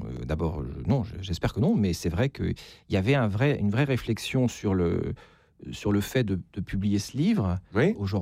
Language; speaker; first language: French; native; French